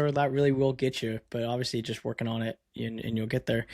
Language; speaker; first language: English; native; English